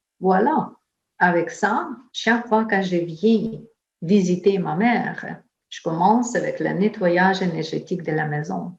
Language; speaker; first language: French; non-native, fluent; Ukrainian